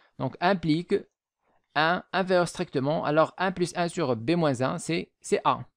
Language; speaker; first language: French; non-native, local second language; Arabic